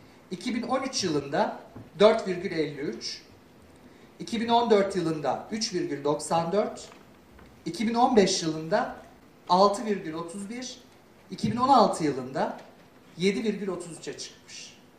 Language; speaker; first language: Turkish; native; Turkish